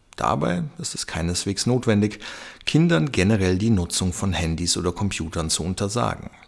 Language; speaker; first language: German; native; German